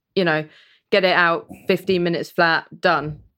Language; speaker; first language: English; early bilingual, other home language; Persian